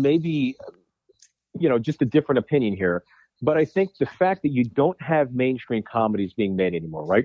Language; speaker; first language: English; native; English